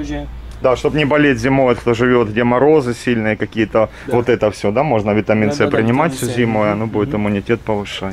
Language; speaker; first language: Russian; native; Russian